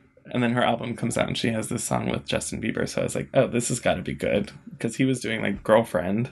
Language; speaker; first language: English; native; English